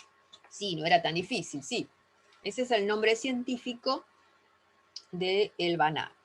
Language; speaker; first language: Spanish; native; Spanish